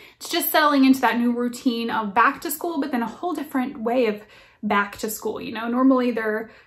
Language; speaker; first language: English; native; English